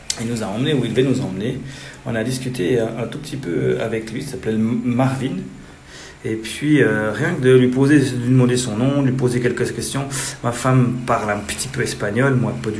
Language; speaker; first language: French; native; French